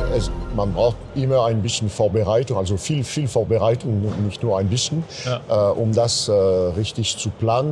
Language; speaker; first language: German; non-native, fluent; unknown